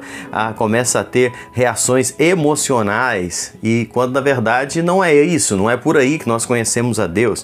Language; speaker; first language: Portuguese; native; Portuguese